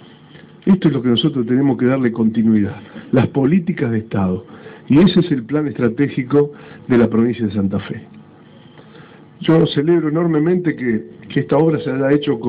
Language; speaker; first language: Spanish; native; Spanish